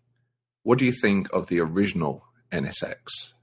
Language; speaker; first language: English; native; English